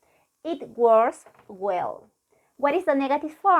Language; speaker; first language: English; non-native, fluent; Spanish